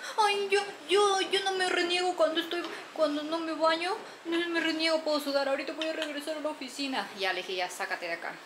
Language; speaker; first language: Spanish; native; Spanish